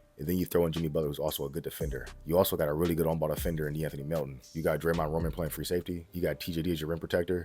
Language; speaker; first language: English; native; English